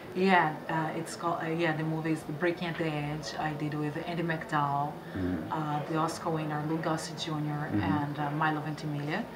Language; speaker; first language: English; non-native, fluent; Portuguese